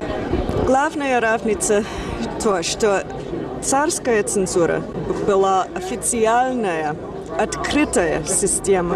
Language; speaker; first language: Russian; non-native, fluent; English